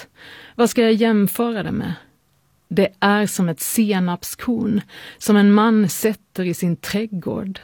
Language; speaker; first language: Swedish; native; Swedish